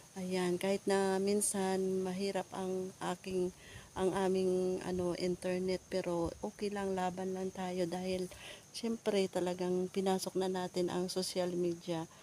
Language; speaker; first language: Filipino; non-native, local second language; Hiligaynon